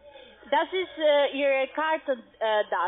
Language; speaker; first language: German; non-native, learner; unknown